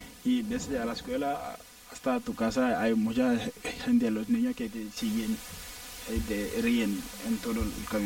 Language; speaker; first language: Spanish; non-native, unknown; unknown